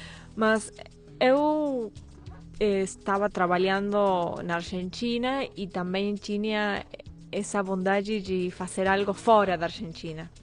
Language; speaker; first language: Portuguese; non-native, fluent; Spanish